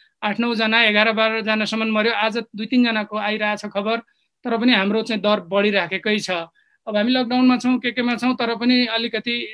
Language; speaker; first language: Nepali; non-native, local second language; Eastern Tamang